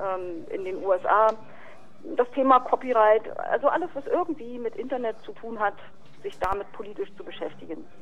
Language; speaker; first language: German; native; German